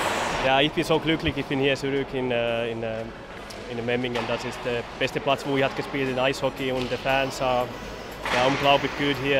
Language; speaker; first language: German; non-native, learner; Finnish